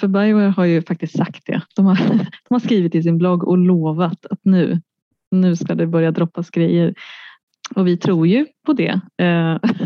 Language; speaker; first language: Swedish; native; Swedish